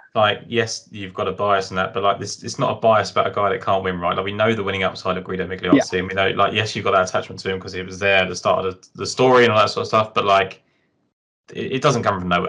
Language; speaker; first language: English; native; English